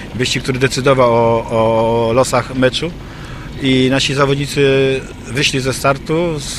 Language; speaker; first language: Polish; native; Polish